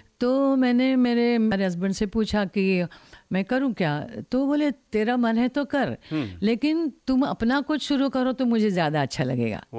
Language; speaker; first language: Hindi; non-native, local second language; Marathi